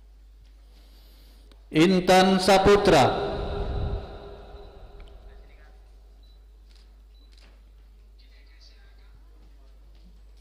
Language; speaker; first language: Indonesian; native; Indonesian